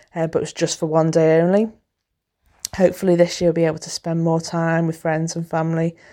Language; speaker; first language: English; native; English